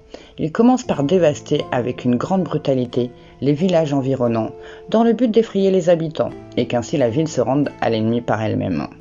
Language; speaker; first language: French; native; French